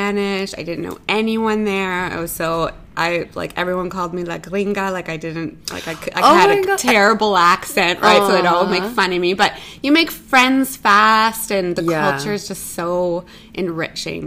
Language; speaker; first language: English; native; English